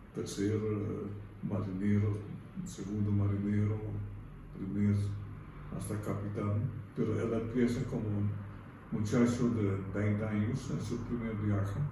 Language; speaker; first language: Spanish; non-native, fluent; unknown